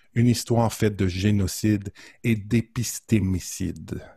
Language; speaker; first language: French; native; French